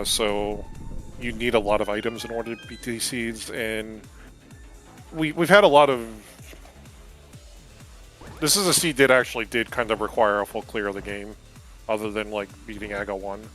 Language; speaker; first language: English; native; English